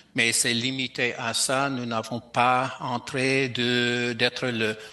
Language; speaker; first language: Haitian Creole; non-native, fluent; English